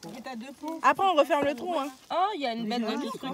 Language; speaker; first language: French; native; French